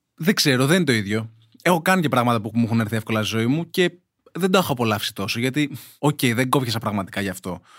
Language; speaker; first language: Greek; native; Greek